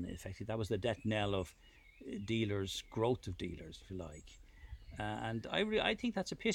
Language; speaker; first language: English; native; English